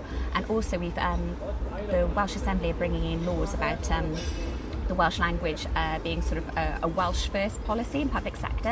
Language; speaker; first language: English; native; English